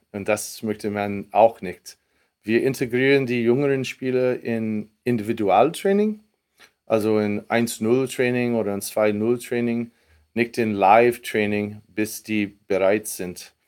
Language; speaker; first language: German; non-native, fluent; English